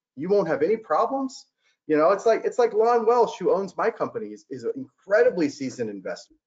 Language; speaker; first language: English; native; English